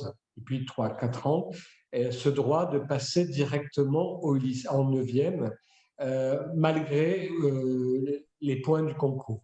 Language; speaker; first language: French; native; French